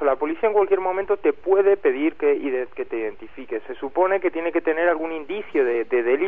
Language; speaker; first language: Spanish; native; Spanish